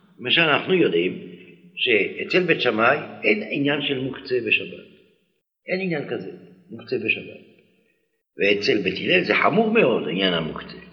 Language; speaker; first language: Hebrew; non-native, fluent; French